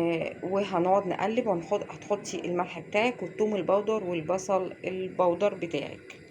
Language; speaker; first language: Arabic; native; Arabic